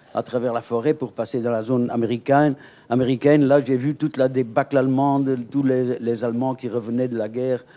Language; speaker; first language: French; native; French